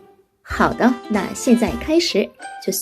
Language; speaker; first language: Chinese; non-native, fluent; Korean